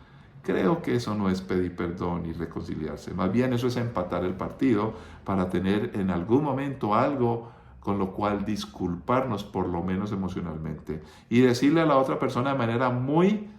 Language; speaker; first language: Spanish; native; Spanish